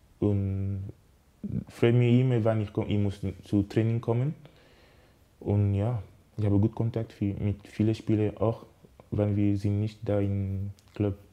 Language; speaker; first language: German; non-native, learner; French